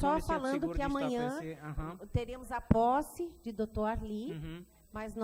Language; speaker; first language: Portuguese; native; Portuguese